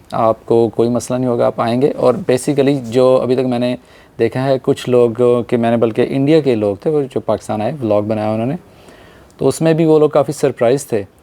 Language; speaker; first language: Urdu; native; Urdu